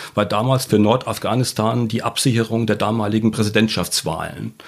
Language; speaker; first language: German; native; German